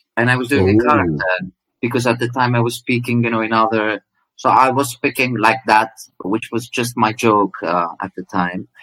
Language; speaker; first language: English; non-native, fluent; Greek